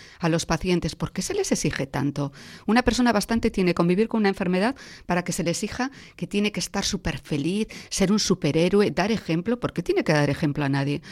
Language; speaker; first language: Spanish; native; Spanish